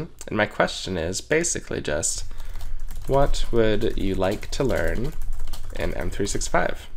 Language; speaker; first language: English; native; English